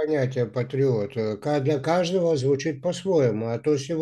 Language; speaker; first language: Russian; native; Russian